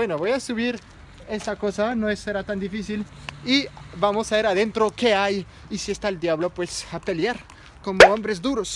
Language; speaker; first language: Spanish; non-native, fluent; French